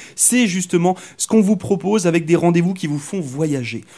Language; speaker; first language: French; native; French